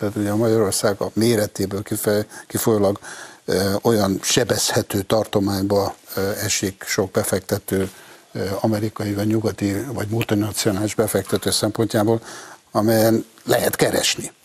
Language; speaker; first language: Hungarian; native; Hungarian